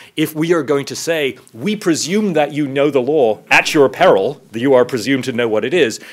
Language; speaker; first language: English; native; English